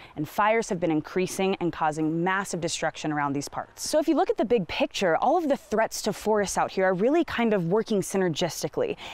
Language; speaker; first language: English; native; English